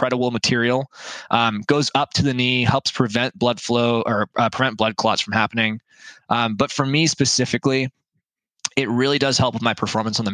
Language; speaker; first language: English; native; English